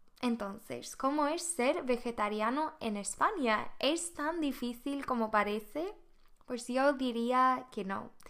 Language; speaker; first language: Spanish; non-native, fluent; Swedish